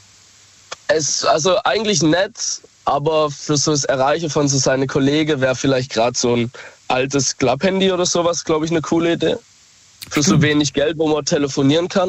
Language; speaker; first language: German; native; German